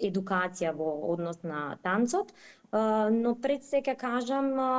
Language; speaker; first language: Macedonian; native; Macedonian